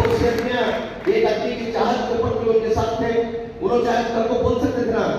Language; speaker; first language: Hindi; native; Hindi